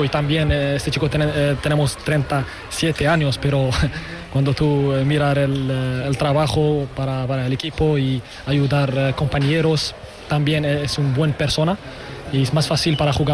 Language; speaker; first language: Spanish; non-native, learner; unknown